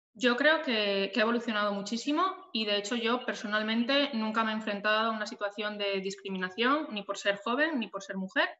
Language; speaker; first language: Spanish; native; Spanish